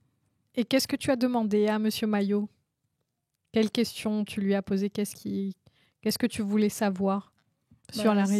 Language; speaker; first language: French; native; French